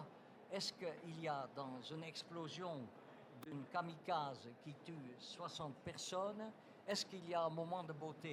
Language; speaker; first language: French; non-native, fluent; Dutch